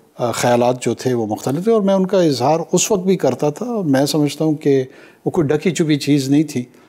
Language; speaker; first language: Urdu; non-native, local second language; Pashto